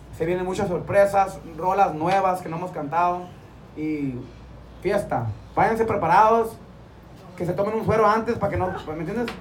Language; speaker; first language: Spanish; early bilingual, heritage; Spanish